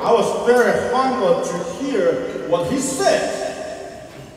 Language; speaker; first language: English; non-native, fluent; Chinese